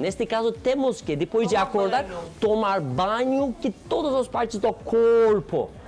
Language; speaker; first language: Portuguese; non-native, learner; Turkish